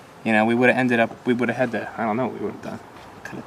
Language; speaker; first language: English; native; English